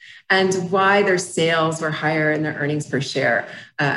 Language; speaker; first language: English; native; English